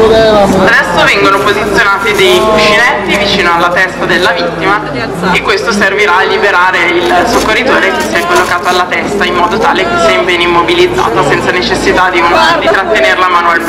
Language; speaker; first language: Italian; native; Italian